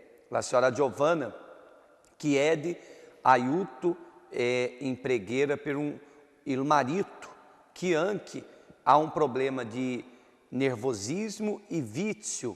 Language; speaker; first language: Italian; non-native, fluent; Portuguese